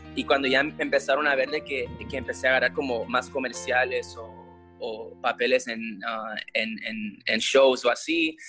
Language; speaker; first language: Spanish; early bilingual, heritage; Spanish